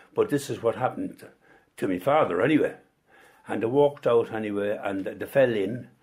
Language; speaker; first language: English; native; English